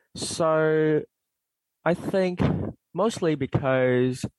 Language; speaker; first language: English; non-native, fluent; Vietnamese